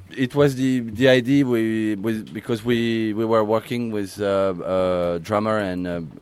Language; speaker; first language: English; non-native, learner; French